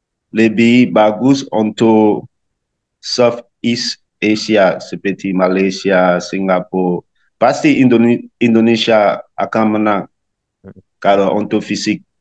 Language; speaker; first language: Indonesian; non-native, learner; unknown